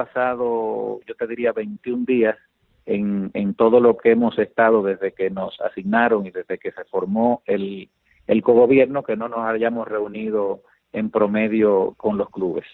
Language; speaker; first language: Spanish; native; Spanish